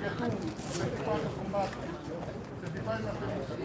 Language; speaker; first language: Italian; native; Italian